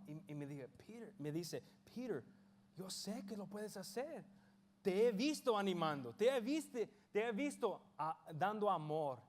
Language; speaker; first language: Spanish; early bilingual, heritage; English